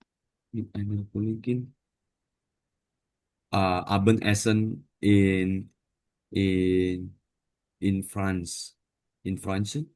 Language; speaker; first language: German; non-native, learner; Indonesian